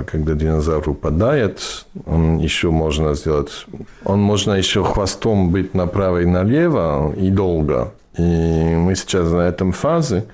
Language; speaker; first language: Russian; non-native, fluent; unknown